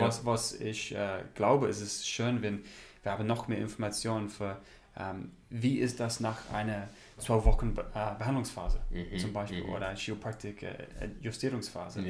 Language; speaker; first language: German; non-native, learner; English